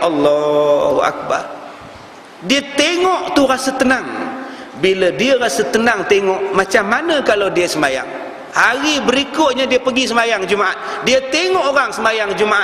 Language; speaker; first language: Malay; native; Malay